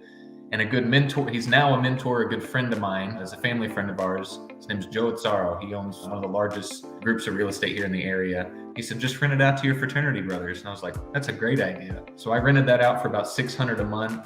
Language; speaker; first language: English; native; English